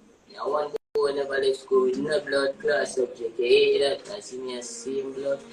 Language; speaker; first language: English; native; English